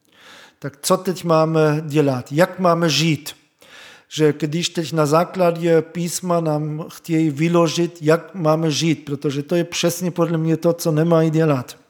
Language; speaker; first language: Czech; non-native, fluent; German